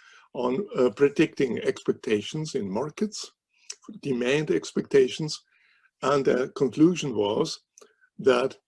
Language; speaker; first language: English; non-native, fluent; German